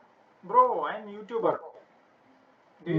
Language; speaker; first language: English; non-native, learner; Malayalam